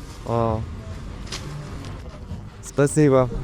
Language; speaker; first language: Russian; non-native, learner; Arabic